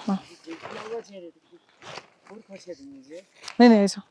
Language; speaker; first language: Hindi; non-native, local second language; Kannada